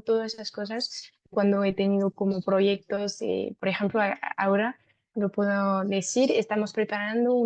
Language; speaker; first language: Spanish; non-native, fluent; French